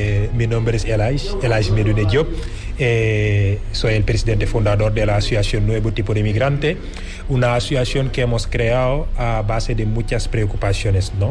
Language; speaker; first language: Spanish; non-native, fluent; Wolof